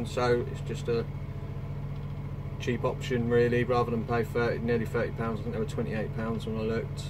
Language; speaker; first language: English; native; English